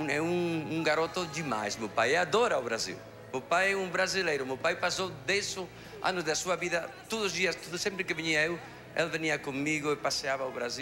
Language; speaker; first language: Portuguese; non-native, fluent; Spanish